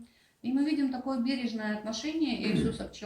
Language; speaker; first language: Russian; native; Russian